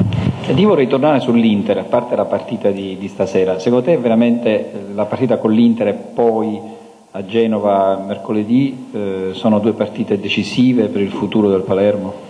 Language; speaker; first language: Italian; native; Italian